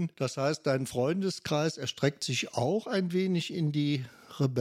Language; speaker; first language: German; native; German